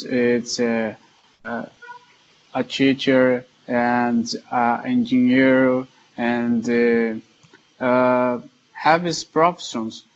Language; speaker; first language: English; non-native, learner; Portuguese